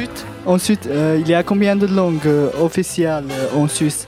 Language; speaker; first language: French; non-native, learner; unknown